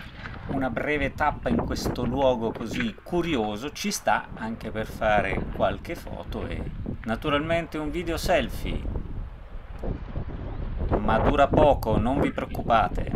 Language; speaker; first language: Italian; native; Italian